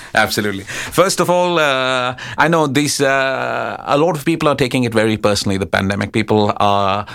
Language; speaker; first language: English; non-native, local second language; Hindi